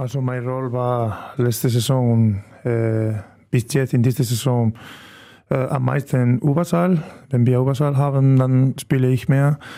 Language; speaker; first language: German; non-native, learner; Spanish